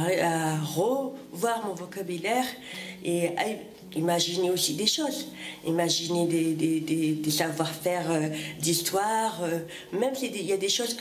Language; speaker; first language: French; non-native, fluent; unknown